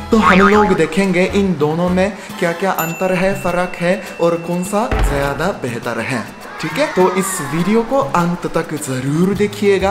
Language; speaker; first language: Hindi; non-native, fluent; Japanese